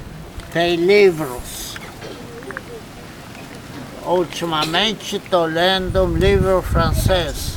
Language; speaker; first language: Portuguese; non-native, fluent; Polish